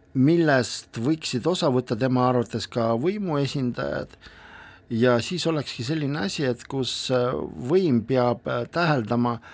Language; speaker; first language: Estonian; non-native, local second language; Russian